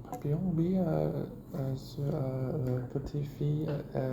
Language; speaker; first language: French; non-native, learner; Chinese